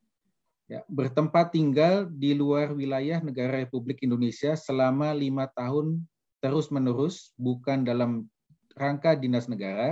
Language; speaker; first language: Indonesian; native; Indonesian